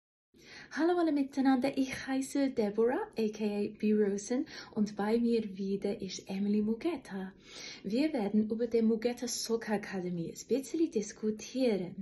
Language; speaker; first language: German; non-native, fluent; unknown